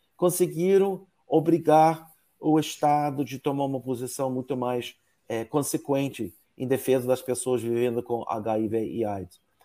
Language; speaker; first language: Portuguese; non-native, fluent; English